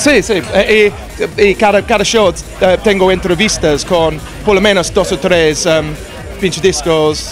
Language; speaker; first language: Spanish; non-native, learner; English